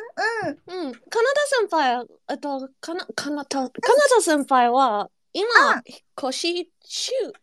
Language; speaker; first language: Japanese; non-native, learner; English